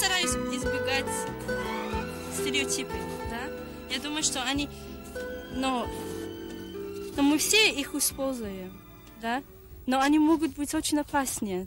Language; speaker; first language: Russian; non-native, fluent; English